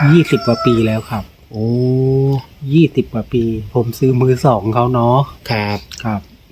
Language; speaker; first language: Thai; non-native, local second language; Khmer